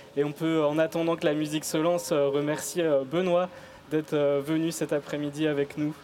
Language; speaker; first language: French; native; French